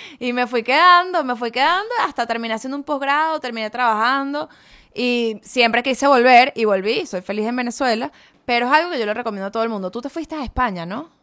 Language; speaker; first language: Spanish; native; Spanish